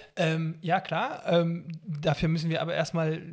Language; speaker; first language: German; non-native, fluent; Arabic